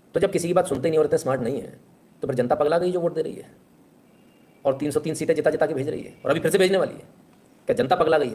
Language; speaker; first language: Hindi; native; Hindi